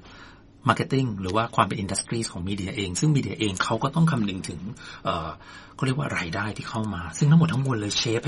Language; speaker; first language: Thai; native; Thai